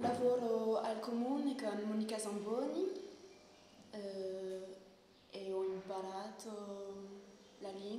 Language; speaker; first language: Italian; non-native, learner; French